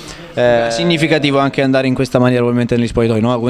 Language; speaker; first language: Italian; native; Italian